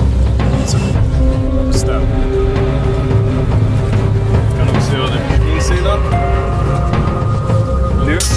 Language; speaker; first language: Swedish; non-native, fluent; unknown